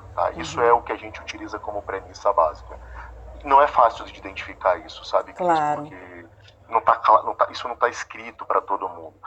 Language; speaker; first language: Portuguese; native; Portuguese